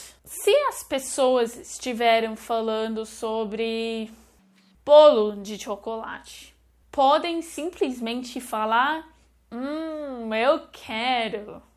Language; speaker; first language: Portuguese; non-native, fluent; English